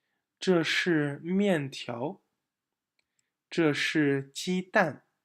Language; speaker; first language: Chinese; non-native, fluent; English